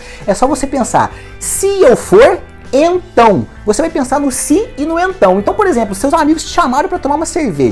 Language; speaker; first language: Portuguese; native; Portuguese